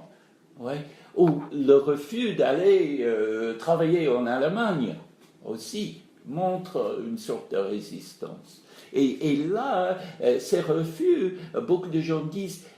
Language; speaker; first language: French; non-native, fluent; English